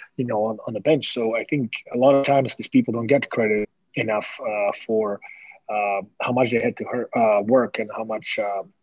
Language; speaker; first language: English; non-native, fluent; Slovak